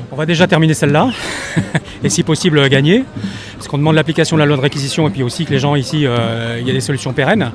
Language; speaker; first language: French; native; French